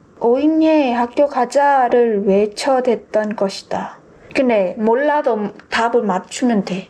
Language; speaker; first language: Korean; non-native, fluent; Khmer